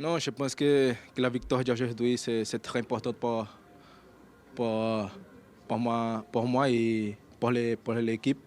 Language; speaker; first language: French; non-native, learner; Portuguese